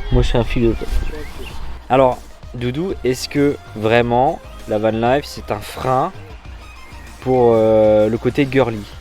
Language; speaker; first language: French; native; French